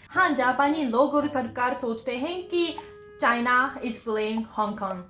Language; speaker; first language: Hindi; non-native, fluent; Japanese